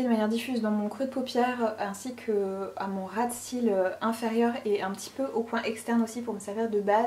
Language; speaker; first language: French; native; French